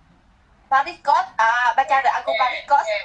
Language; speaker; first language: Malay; non-native, learner; Vietnamese